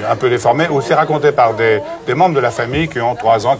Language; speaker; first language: French; native; French